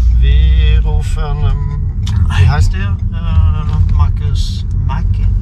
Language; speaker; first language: German; non-native, learner; Swedish